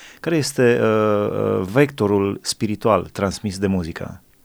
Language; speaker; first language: Romanian; native; Romanian